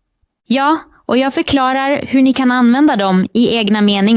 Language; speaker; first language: Swedish; non-native, fluent; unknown